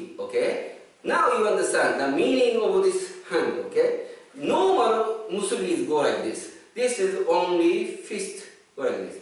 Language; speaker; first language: English; non-native, fluent; Japanese